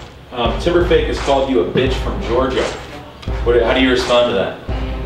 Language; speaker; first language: English; native; English